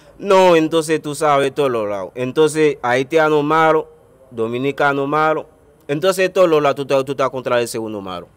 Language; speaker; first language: Spanish; non-native, learner; Haitian Creole